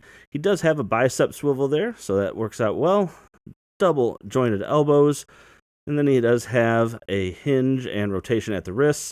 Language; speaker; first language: English; native; English